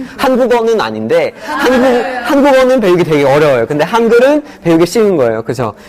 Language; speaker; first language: Korean; non-native, fluent; English